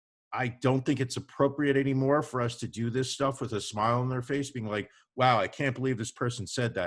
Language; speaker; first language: English; native; English